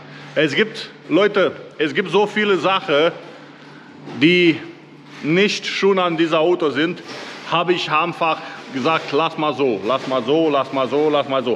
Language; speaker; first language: German; non-native, learner; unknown